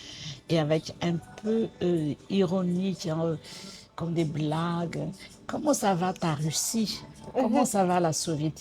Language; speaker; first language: French; non-native, local second language; Malagasy